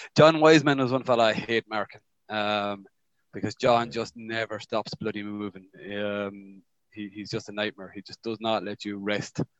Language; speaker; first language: English; native; English